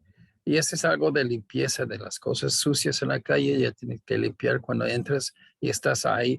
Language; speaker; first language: Spanish; non-native, fluent; English